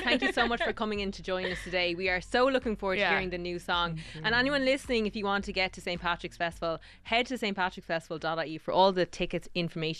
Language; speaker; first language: English; native; English